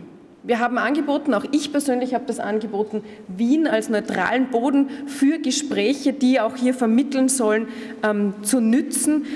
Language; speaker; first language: German; native; German